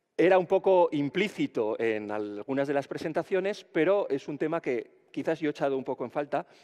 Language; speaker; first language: Spanish; native; Spanish